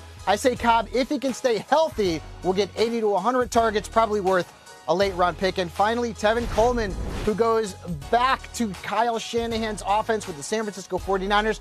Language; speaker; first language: English; native; English